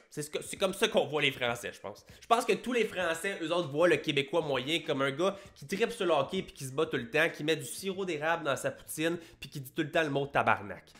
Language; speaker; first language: French; native; French